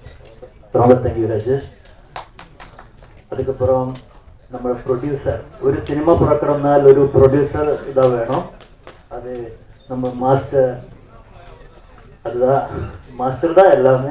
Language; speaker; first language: Tamil; non-native, learner; Malayalam